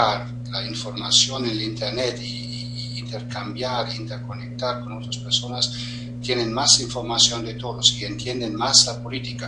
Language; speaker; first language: Spanish; non-native, fluent; German